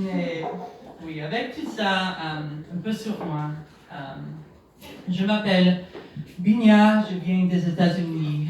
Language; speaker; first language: French; non-native, learner; English